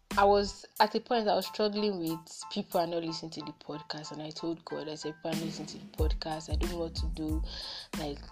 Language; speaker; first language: English; non-native, local second language; Yoruba